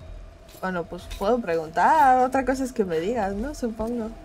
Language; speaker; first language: Spanish; native; Spanish